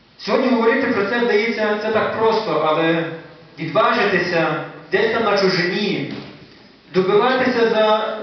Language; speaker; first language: Ukrainian; native; Ukrainian